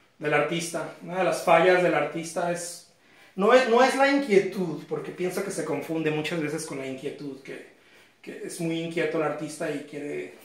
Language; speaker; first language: Spanish; native; Spanish